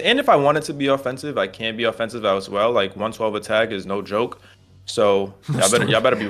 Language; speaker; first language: English; native; English